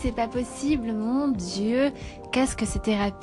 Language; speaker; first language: French; non-native, fluent; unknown